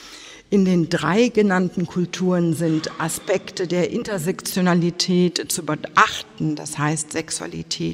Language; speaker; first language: German; native; German